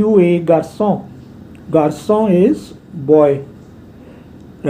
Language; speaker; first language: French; non-native, fluent; Hindi